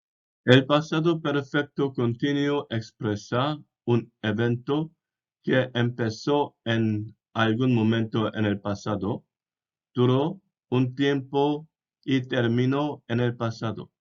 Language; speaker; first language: Spanish; non-native, fluent; English